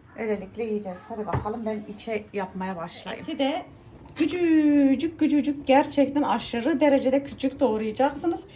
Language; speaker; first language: Turkish; early bilingual, heritage; Turkish